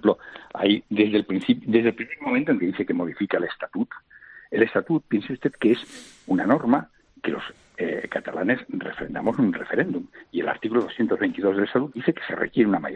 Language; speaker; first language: Spanish; non-native, local second language; Catalan